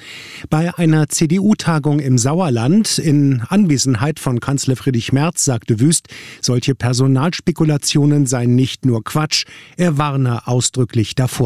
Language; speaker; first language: German; native; German